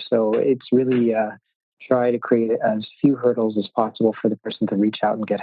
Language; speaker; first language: English; native; English